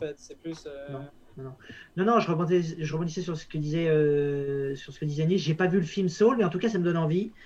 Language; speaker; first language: French; native; French